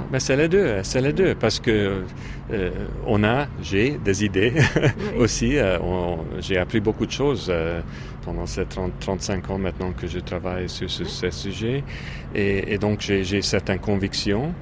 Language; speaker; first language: French; non-native, fluent; Hungarian